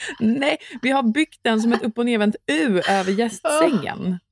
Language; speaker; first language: Swedish; native; Swedish